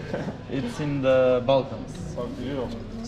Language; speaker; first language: English; non-native, fluent; Macedonian